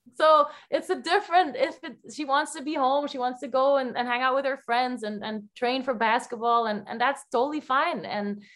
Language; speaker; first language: English; non-native, fluent; Dutch